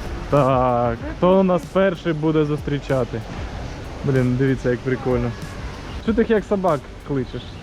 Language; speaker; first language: Ukrainian; non-native, local second language; Russian